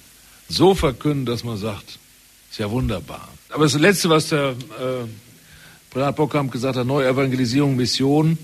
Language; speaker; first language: German; native; German